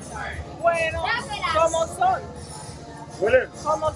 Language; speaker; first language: Spanish; non-native, learner; English